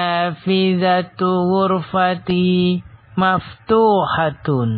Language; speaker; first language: Arabic; non-native, fluent; Indonesian